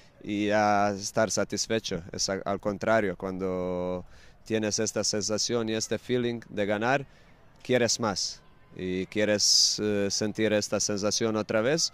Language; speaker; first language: Spanish; non-native, fluent; Croatian